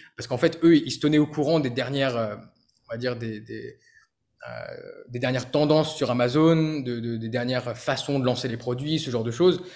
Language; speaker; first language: French; native; French